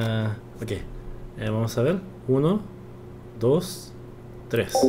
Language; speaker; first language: Spanish; non-native, fluent; Korean